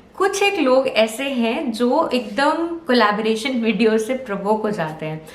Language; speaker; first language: Hindi; native; Hindi